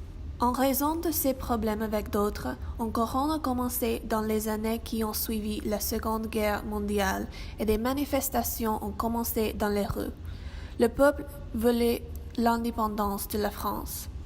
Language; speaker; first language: French; non-native, learner; English